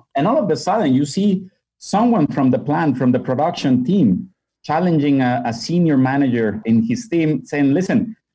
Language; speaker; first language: English; non-native, fluent; Spanish